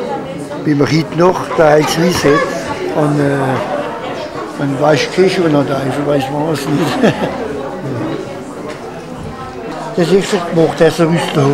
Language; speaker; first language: German; non-native, local second language; Swiss German